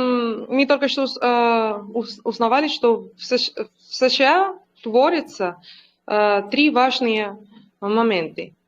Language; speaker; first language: Russian; non-native, learner; Spanish